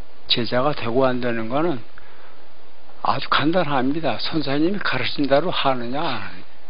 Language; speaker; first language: Korean; native; Korean